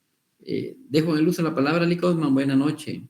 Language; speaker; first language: Spanish; native; Spanish